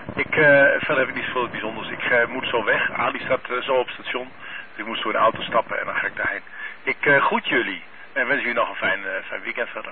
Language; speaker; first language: Dutch; native; Dutch